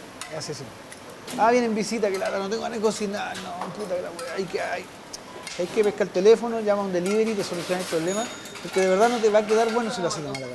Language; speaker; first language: Spanish; native; Spanish